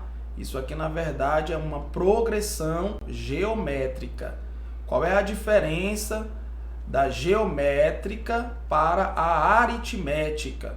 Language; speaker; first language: Portuguese; native; Portuguese